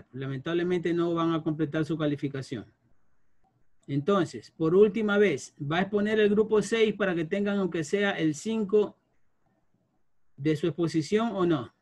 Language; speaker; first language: Spanish; native; Spanish